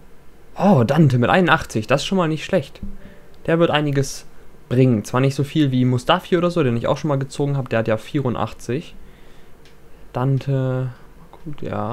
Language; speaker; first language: German; native; German